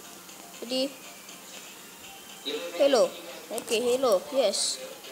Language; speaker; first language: English; non-native, learner; Indonesian